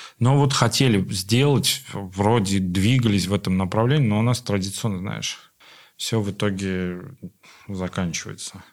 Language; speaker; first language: Russian; non-native, local second language; Armenian